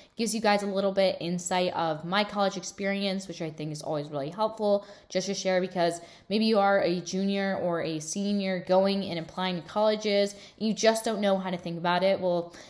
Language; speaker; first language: English; native; English